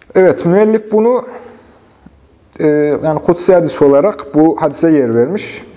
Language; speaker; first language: Turkish; native; Turkish